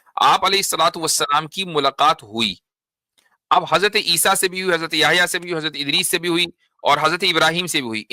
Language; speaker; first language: Urdu; native; Urdu